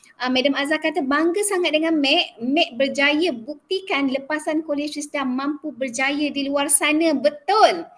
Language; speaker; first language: Malay; native; Malay